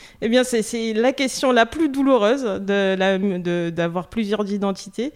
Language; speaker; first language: French; non-native, local second language; Russian